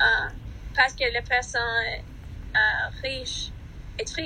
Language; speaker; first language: French; non-native, learner; English